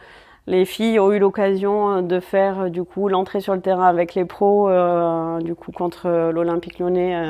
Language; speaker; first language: French; native; French